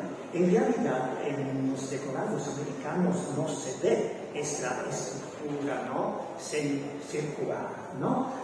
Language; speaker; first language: Spanish; non-native, learner; Italian